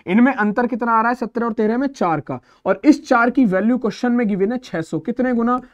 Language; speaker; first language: Hindi; native; Hindi